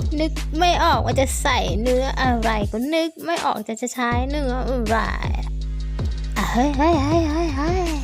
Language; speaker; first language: Thai; native; Thai